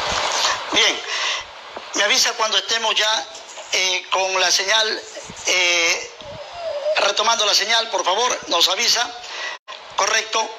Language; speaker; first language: Spanish; native; Spanish